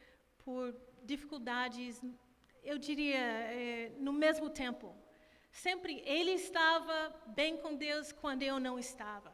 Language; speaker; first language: Portuguese; non-native, fluent; English